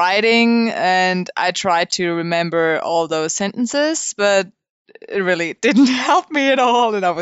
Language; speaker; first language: English; non-native, fluent; German